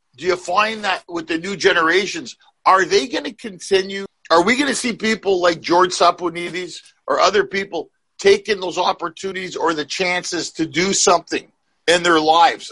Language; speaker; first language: English; native; English